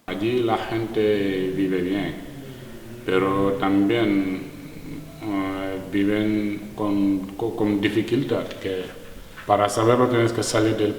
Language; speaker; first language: Spanish; non-native, learner; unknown